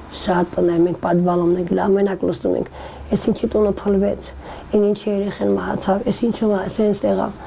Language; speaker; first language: Armenian; native; Armenian